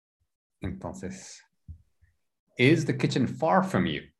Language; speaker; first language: English; non-native, fluent; Spanish